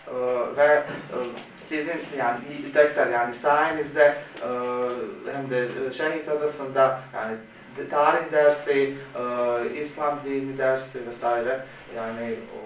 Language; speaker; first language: Turkish; non-native, fluent; Bosnian